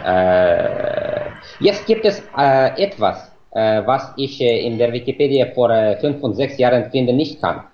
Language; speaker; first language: German; non-native, fluent; Russian